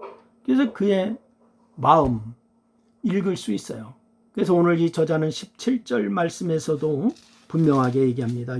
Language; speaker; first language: Korean; native; Korean